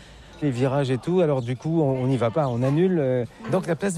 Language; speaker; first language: French; native; French